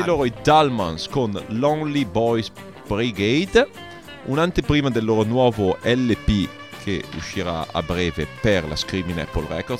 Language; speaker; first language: Italian; native; Italian